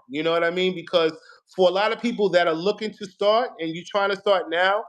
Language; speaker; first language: English; native; English